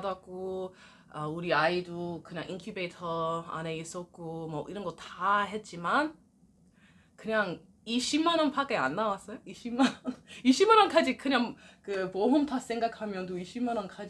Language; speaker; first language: Korean; non-native, learner; English